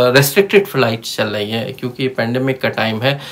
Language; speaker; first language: Hindi; native; Hindi